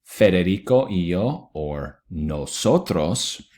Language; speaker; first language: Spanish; non-native, fluent; English